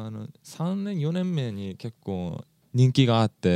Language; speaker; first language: Japanese; non-native, fluent; English